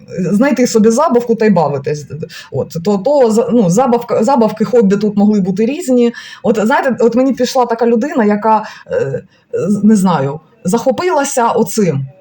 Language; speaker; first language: Ukrainian; non-native, local second language; Russian